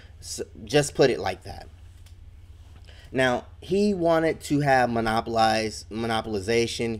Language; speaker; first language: English; native; English